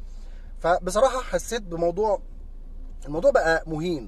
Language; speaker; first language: Arabic; native; Arabic